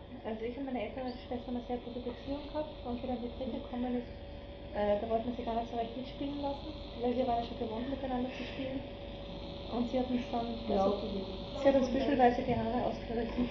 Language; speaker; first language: German; native; German